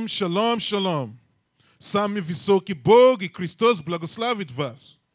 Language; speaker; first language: Russian; non-native, learner; English